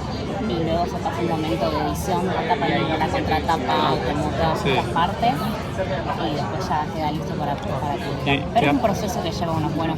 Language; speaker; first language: Spanish; native; Spanish